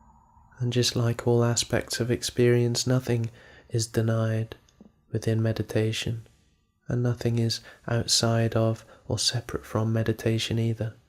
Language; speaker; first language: English; native; English